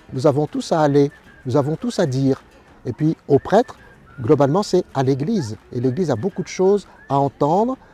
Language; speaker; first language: French; native; French